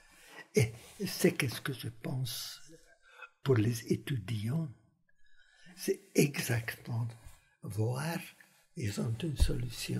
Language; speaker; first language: French; non-native, fluent; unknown